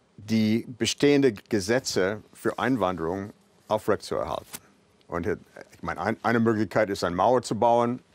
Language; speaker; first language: German; non-native, fluent; English